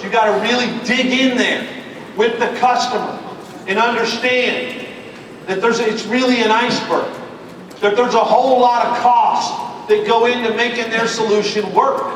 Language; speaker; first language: English; native; English